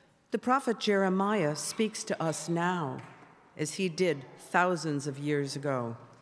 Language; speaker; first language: English; native; English